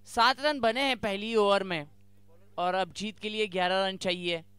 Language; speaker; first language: Hindi; non-native, local second language; Marathi